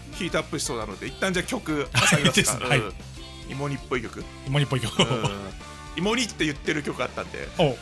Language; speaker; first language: Japanese; native; Japanese